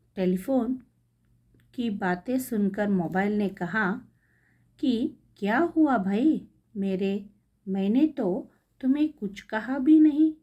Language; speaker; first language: Hindi; non-native, local second language; Kannada